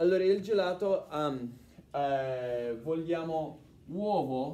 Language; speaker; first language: Italian; non-native, fluent; English